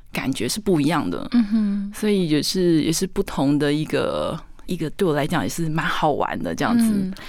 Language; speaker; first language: Chinese; native; Chinese